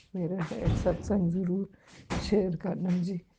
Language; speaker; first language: Hindi; non-native, local second language; Punjabi